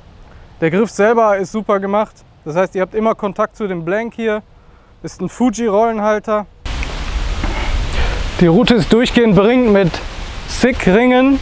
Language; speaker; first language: German; native; German